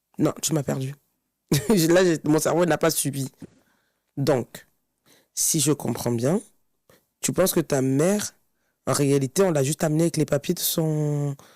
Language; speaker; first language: French; native; French